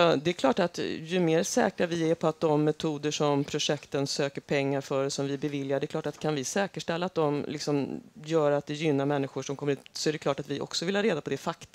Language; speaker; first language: Swedish; native; Swedish